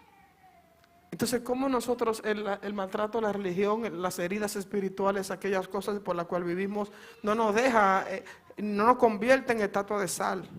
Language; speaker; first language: Spanish; native; Spanish